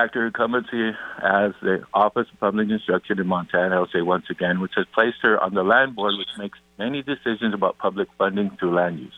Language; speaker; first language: English; native; English